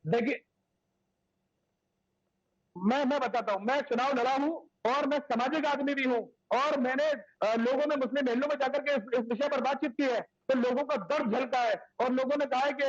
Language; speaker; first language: Hindi; native; Hindi